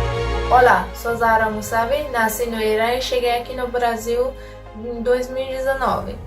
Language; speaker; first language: Portuguese; non-native, fluent; Persian